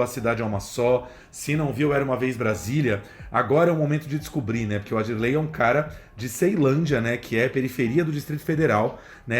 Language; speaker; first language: Portuguese; native; Portuguese